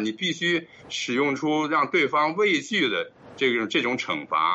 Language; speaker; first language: Chinese; native; Chinese